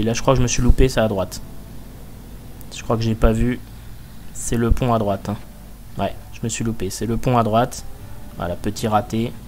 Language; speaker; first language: French; native; French